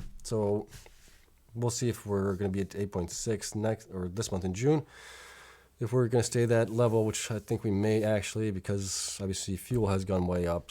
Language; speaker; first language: English; native; English